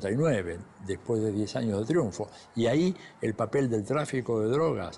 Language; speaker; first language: Spanish; native; Spanish